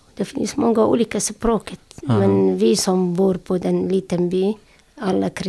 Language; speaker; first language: Swedish; non-native, learner; Syriac